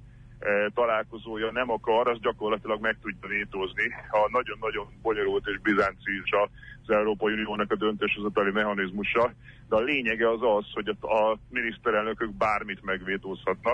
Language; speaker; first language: Hungarian; native; Hungarian